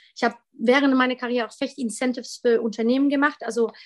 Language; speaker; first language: German; early bilingual, other home language; Polish